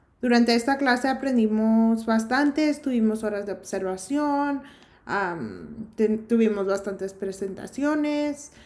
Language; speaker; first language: Spanish; early bilingual, heritage; Spanish